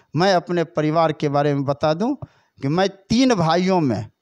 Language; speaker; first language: Hindi; native; Hindi